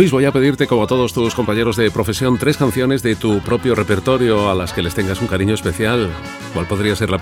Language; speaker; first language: Spanish; native; Spanish